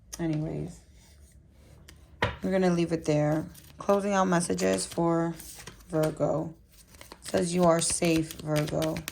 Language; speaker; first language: English; native; English